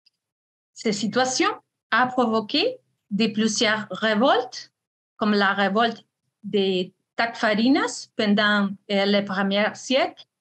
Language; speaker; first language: French; non-native, fluent; Spanish